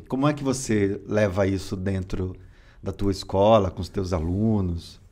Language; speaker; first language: Portuguese; native; Portuguese